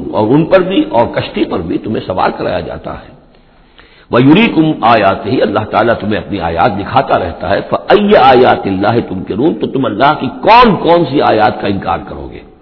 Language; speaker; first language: Urdu; native; Urdu